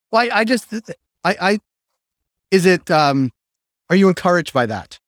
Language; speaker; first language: English; native; English